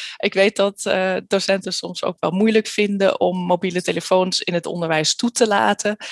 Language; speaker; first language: Dutch; early bilingual, heritage; Dutch